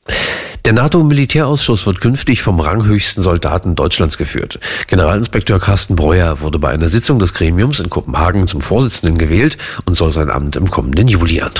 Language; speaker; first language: German; native; German